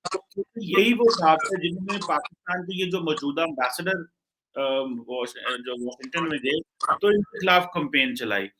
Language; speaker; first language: Urdu; non-native, local second language; Punjabi